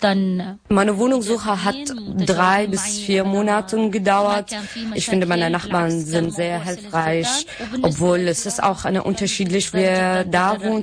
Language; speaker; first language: German; non-native, learner; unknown